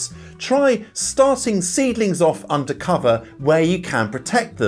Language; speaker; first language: English; native; English